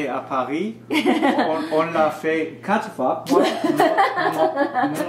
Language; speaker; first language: French; non-native, learner; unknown